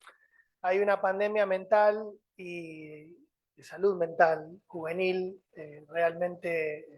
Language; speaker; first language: Spanish; native; Spanish